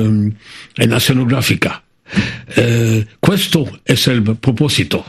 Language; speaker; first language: Spanish; non-native, fluent; French